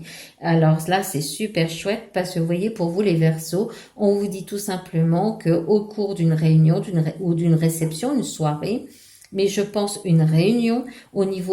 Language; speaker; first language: French; native; French